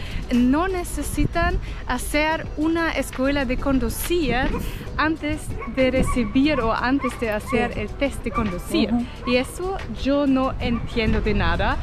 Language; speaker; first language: Spanish; non-native, fluent; German